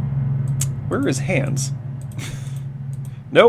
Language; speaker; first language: English; native; English